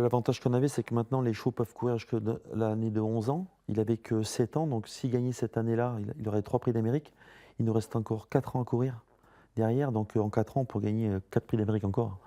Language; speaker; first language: French; native; French